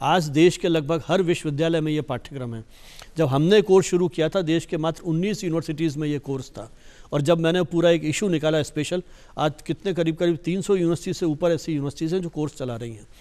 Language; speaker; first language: Hindi; native; Hindi